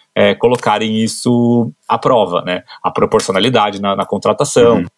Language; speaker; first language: Portuguese; native; Portuguese